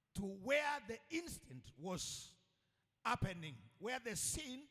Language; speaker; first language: English; non-native, local second language; Swahili